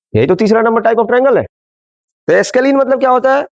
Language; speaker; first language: Hindi; non-native, local second language; Bangla